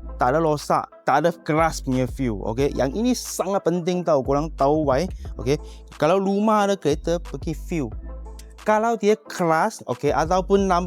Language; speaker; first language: Malay; non-native, local second language; Chinese